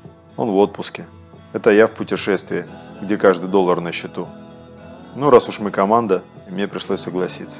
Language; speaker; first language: Russian; native; Russian